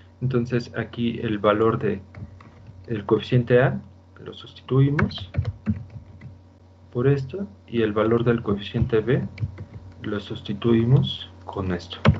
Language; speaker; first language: Spanish; native; Spanish